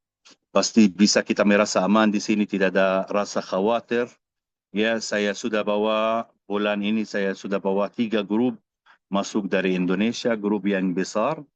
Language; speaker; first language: Indonesian; non-native, fluent; Arabic